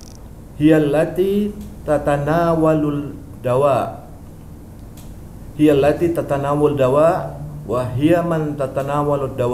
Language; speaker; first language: Arabic; non-native, learner; Indonesian